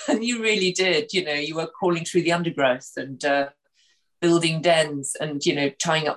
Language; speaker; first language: English; native; English